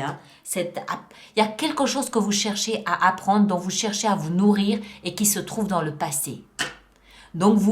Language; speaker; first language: French; native; French